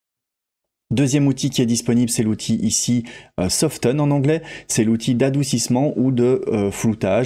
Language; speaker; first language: French; native; French